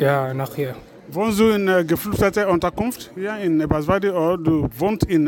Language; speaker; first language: German; non-native, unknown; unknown